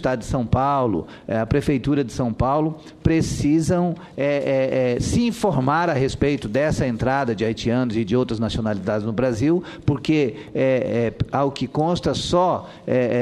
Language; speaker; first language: Portuguese; native; Portuguese